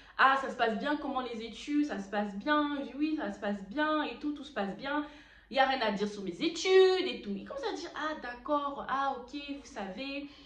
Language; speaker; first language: French; early bilingual, other home language; Lingala